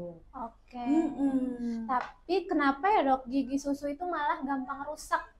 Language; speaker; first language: Indonesian; native; Indonesian